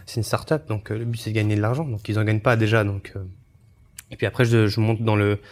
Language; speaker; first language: French; early bilingual, other home language; Chinese